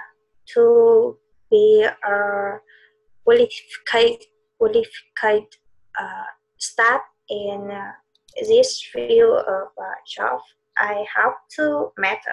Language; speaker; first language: English; non-native, learner; Vietnamese